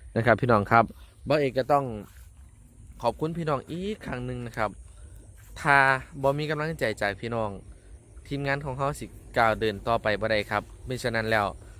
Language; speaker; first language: Thai; non-native, local second language; Northeastern Thai